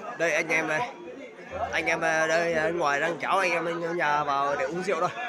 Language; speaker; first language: Vietnamese; non-native, local second language; Hmong